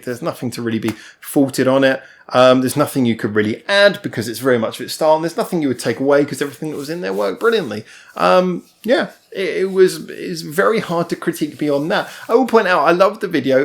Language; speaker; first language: English; native; English